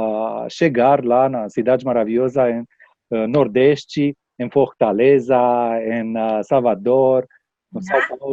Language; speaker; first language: Portuguese; non-native, learner; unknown